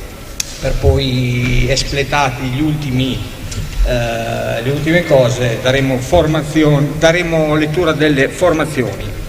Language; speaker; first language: Italian; native; Italian